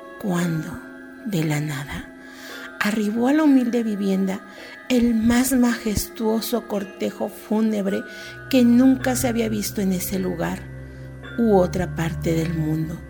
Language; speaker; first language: Spanish; native; Spanish